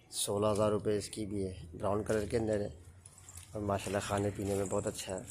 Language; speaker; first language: Urdu; native; Urdu